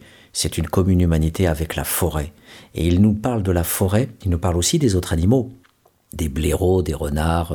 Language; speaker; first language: French; native; French